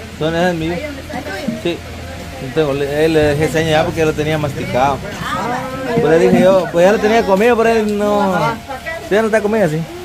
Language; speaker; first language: Spanish; native; Spanish